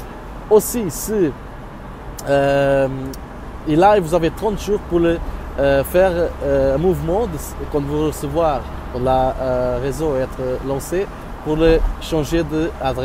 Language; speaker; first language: French; non-native, learner; Portuguese